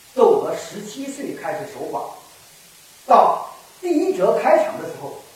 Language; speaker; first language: Chinese; native; Chinese